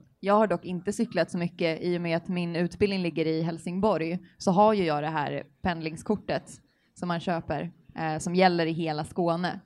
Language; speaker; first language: Swedish; native; Swedish